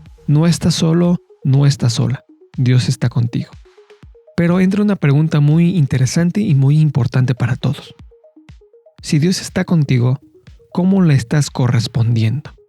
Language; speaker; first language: Spanish; native; Spanish